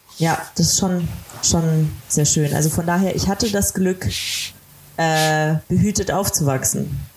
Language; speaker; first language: German; native; German